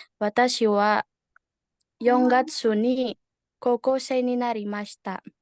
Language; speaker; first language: Japanese; non-native, learner; Indonesian